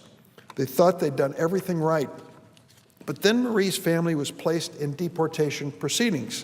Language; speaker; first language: English; native; English